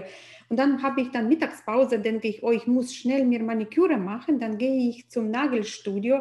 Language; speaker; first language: German; non-native, fluent; Russian